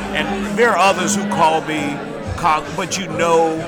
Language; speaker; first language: English; native; English